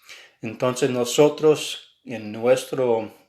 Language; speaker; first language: Spanish; non-native, fluent; English